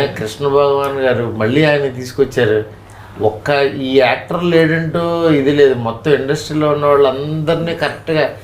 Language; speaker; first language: Telugu; native; Telugu